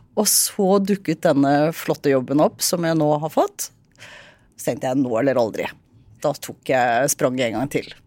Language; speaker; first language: Norwegian; native; Norwegian